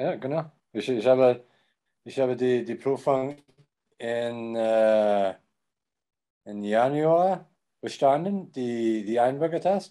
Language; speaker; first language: German; non-native, learner; English